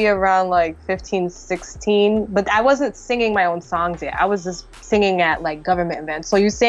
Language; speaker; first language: English; native; English